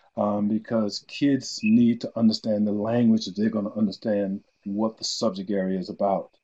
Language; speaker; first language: English; native; English